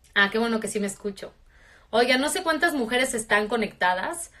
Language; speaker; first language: Spanish; native; Spanish